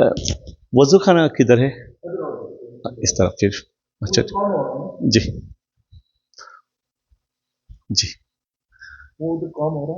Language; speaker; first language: Hindi; non-native, learner; Bangla